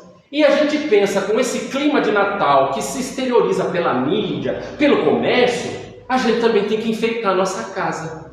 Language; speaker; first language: Portuguese; native; Portuguese